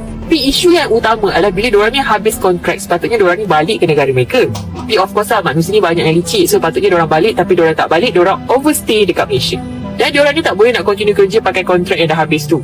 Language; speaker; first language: Malay; native; Malay